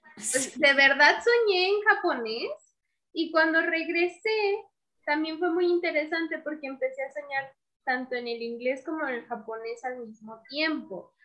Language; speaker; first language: Spanish; native; Spanish